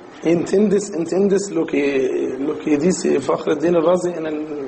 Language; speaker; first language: Spanish; non-native, learner; Arabic